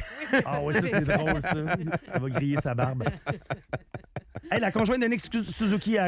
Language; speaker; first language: French; native; French